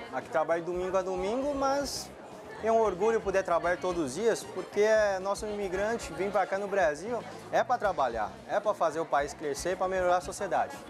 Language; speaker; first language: Portuguese; non-native, fluent; Chinese